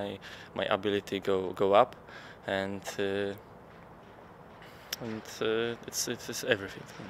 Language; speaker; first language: English; non-native, learner; Polish